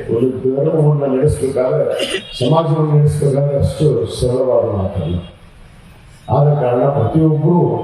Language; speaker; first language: Kannada; native; Kannada